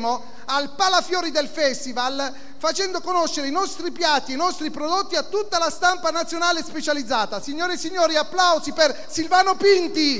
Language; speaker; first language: Italian; native; Italian